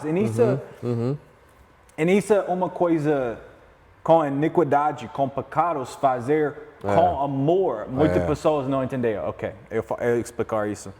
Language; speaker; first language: Portuguese; non-native, learner; English